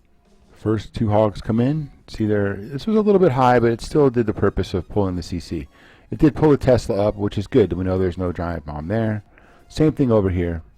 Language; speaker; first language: English; native; English